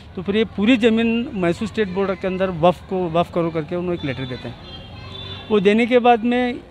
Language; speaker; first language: Hindi; non-native, local second language; Urdu